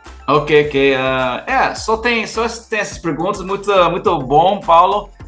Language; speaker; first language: Portuguese; non-native, learner; English